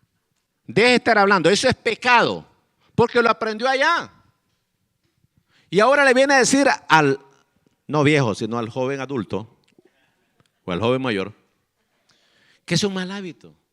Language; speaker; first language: Spanish; native; Spanish